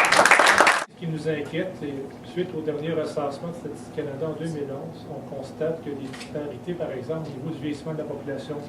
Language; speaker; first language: French; native; French